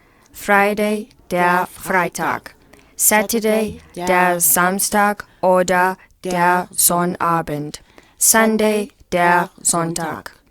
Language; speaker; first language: German; non-native, learner; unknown